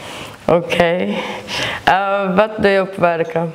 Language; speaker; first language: Dutch; non-native, learner; Portuguese